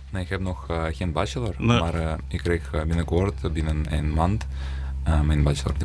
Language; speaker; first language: Dutch; non-native, learner; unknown